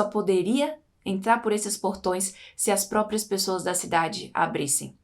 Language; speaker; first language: Portuguese; native; Portuguese